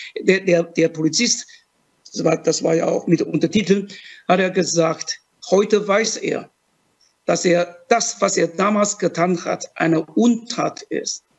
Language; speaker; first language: German; non-native, fluent; Chinese